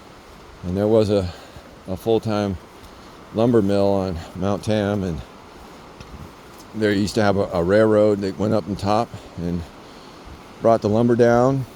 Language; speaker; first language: English; native; English